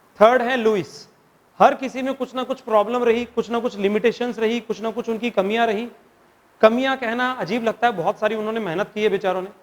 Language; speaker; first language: Hindi; native; Hindi